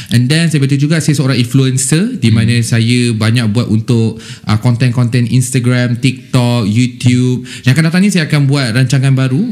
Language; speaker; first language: Malay; native; Malay